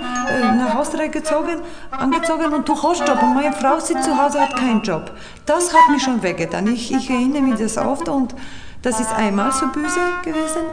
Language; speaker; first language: German; non-native, learner; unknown